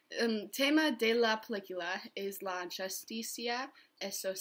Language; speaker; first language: Spanish; non-native, learner; English